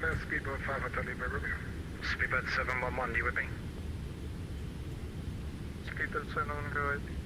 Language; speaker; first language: English; native; English